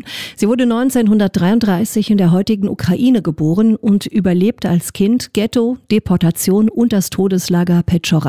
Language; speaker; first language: German; native; German